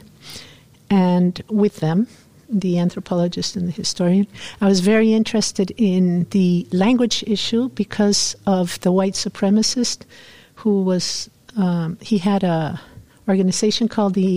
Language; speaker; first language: English; non-native, fluent; Spanish